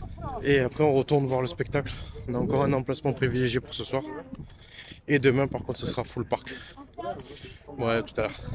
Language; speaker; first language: French; native; French